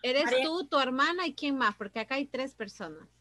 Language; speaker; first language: Spanish; native; Spanish